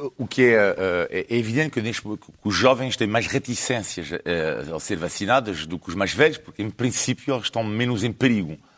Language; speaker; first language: Portuguese; non-native, fluent; French